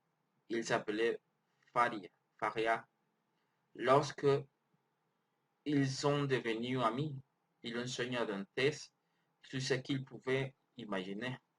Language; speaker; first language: French; non-native, learner; Spanish